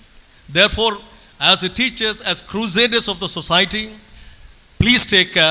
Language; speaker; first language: English; non-native, local second language; Tamil